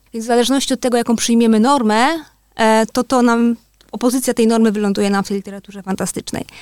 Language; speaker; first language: Polish; native; Polish